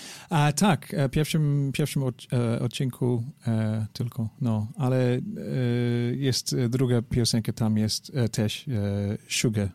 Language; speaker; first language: Polish; non-native, learner; English